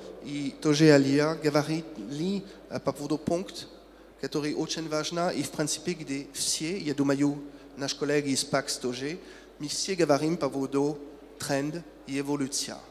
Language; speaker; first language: Russian; non-native, learner; French